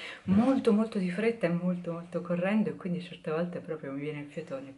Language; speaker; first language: Italian; native; Italian